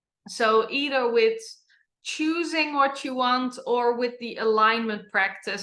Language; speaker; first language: English; non-native, fluent; Dutch